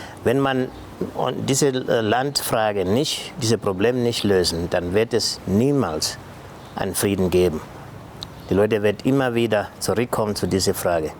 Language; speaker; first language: German; non-native, local second language; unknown